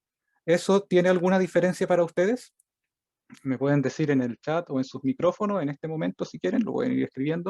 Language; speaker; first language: Spanish; native; Spanish